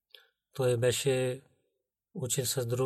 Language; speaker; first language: Bulgarian; non-native, learner; Urdu